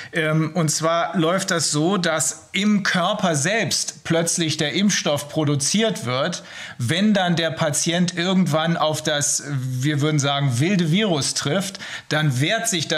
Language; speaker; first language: German; native; German